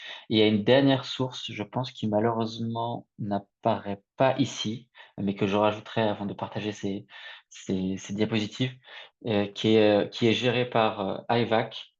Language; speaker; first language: French; native; French